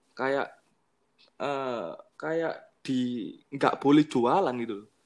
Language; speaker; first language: Indonesian; native; Indonesian